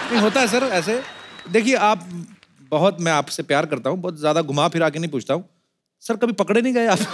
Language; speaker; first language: Hindi; non-native, local second language; Punjabi